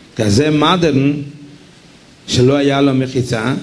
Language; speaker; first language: Hebrew; non-native, fluent; Yiddish